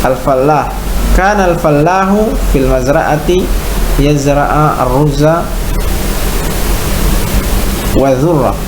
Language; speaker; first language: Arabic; non-native, fluent; Indonesian